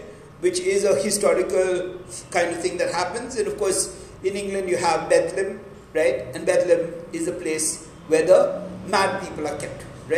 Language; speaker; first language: English; non-native, local second language; Marathi